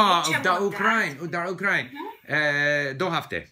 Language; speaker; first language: Persian; non-native, learner; English